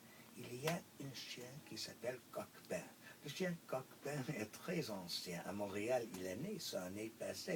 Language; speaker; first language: French; non-native, local second language; English